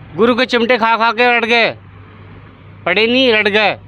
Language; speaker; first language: Hindi; native; Hindi